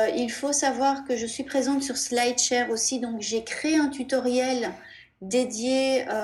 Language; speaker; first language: French; native; French